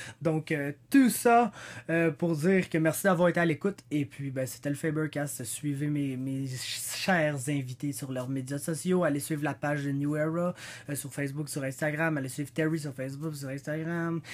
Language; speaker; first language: French; native; French